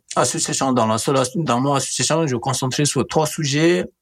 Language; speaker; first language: French; non-native, learner; Nepali